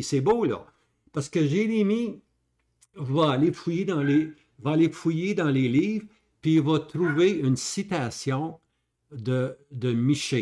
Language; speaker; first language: French; native; French